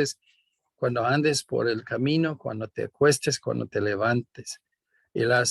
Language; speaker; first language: Spanish; non-native, fluent; English